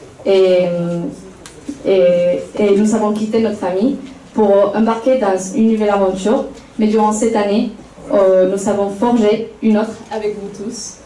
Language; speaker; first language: French; non-native, fluent; Spanish